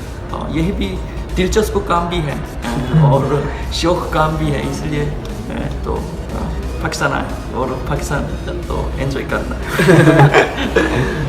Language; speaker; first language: Hindi; non-native, learner; Korean